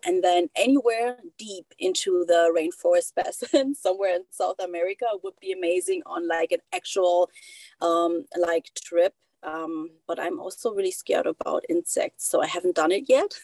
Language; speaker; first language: English; non-native, fluent; German